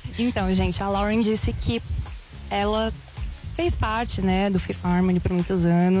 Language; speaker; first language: Portuguese; non-native, fluent; English